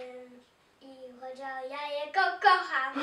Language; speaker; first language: Polish; early bilingual, heritage; Polish